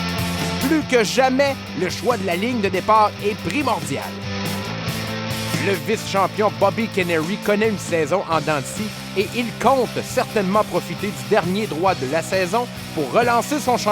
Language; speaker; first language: French; native; French